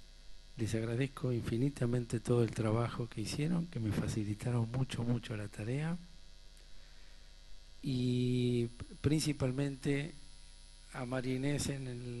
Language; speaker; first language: Spanish; native; Spanish